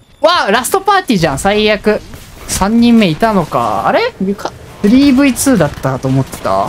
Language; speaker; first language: Japanese; native; Japanese